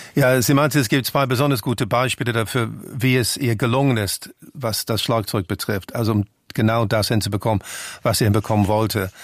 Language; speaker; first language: German; non-native, fluent; English